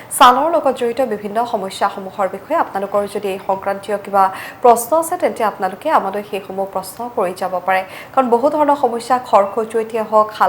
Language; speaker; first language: Assamese; native; Assamese